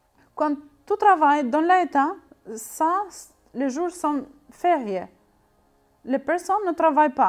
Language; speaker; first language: French; non-native, learner; Albanian